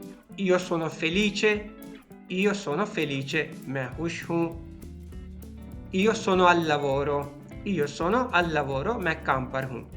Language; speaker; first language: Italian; non-native, fluent; Urdu